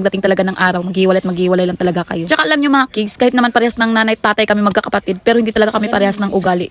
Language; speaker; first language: Filipino; non-native, local second language; Cebuano